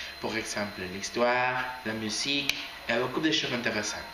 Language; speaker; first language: French; non-native, learner; Spanish